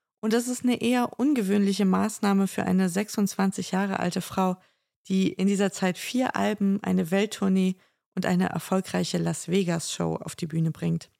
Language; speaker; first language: German; native; German